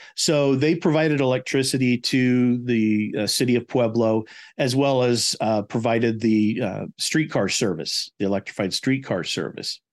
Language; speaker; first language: English; native; English